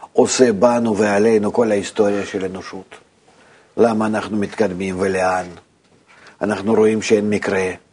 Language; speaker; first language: Hebrew; non-native, fluent; Russian